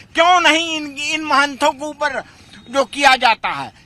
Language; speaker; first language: Hindi; native; Hindi